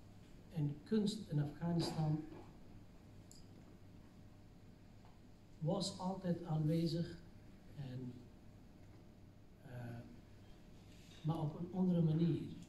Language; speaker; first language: Dutch; non-native, fluent; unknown